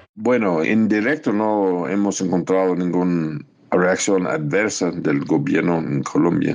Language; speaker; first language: Spanish; non-native, fluent; English